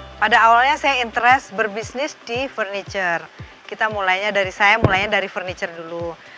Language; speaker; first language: Indonesian; native; Indonesian